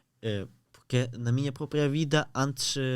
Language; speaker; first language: Portuguese; early bilingual, other home language; Ukrainian